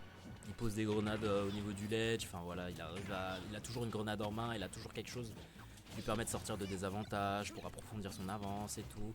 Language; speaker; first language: French; native; French